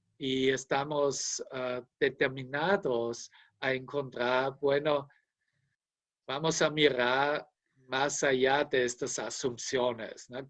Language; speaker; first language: Spanish; non-native, fluent; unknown